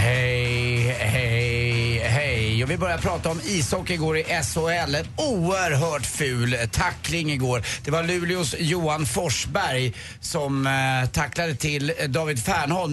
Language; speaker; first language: Swedish; native; Swedish